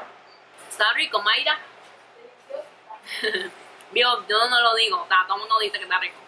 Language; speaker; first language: Spanish; early bilingual, other home language; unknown